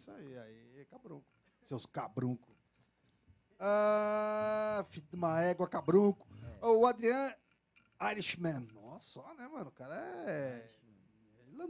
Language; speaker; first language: Portuguese; native; Portuguese